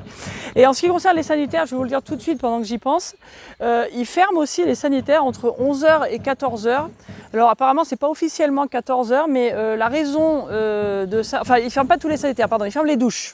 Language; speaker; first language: French; native; French